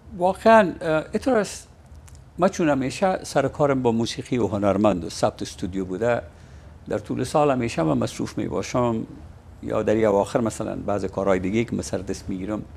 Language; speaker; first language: Persian; native; Persian